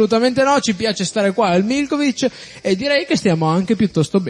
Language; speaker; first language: Italian; native; Italian